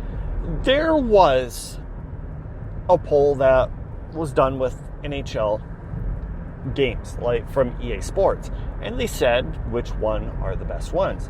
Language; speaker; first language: English; native; English